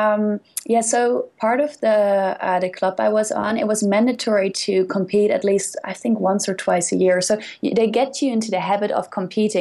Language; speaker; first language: English; non-native, fluent; Dutch